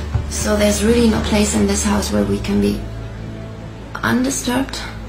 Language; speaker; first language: English; non-native, fluent; German